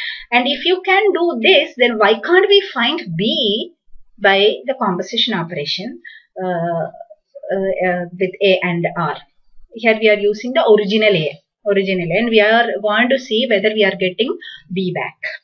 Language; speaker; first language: English; non-native, local second language; Malayalam